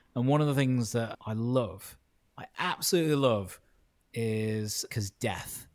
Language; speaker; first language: English; native; English